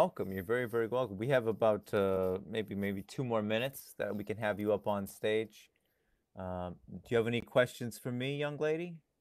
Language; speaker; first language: English; non-native, fluent; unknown